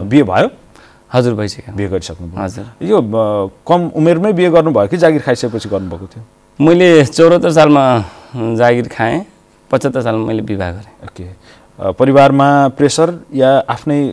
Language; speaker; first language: Nepali; non-native, local second language; Dangaura Tharu